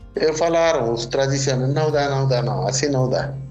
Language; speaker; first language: Portuguese; non-native, fluent; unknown